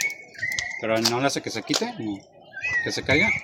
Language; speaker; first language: Spanish; native; Spanish